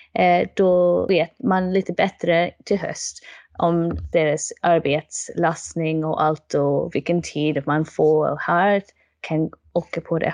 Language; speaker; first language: Swedish; non-native, fluent; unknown